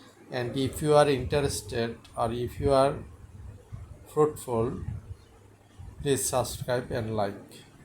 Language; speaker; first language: English; non-native, local second language; Bangla